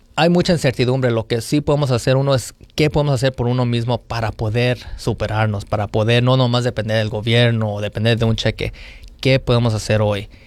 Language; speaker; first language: Spanish; early bilingual, heritage; Spanish